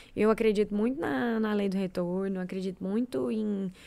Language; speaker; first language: Portuguese; native; Portuguese